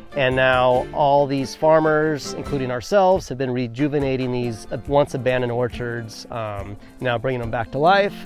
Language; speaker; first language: English; native; English